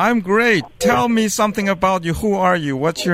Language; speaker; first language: English; non-native, fluent; Chinese